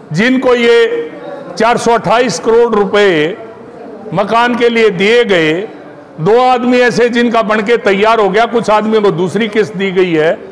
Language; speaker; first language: Hindi; native; Hindi